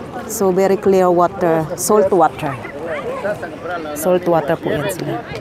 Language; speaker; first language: English; non-native, local second language; Kinaray-a